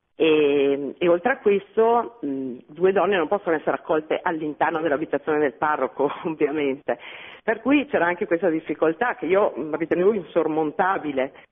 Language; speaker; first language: Italian; native; Italian